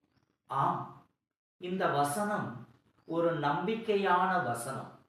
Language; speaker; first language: Tamil; native; Tamil